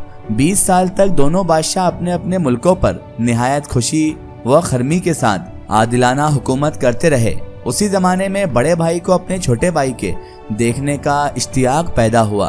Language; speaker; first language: Hindi; native; Hindi